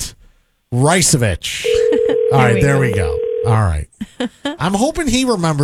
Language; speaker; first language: English; native; English